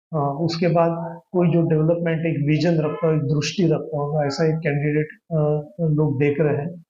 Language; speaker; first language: Hindi; non-native, local second language; Marathi